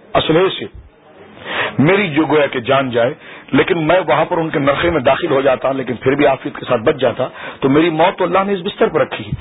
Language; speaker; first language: Urdu; native; Urdu